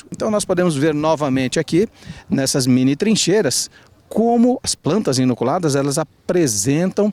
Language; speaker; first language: Portuguese; native; Portuguese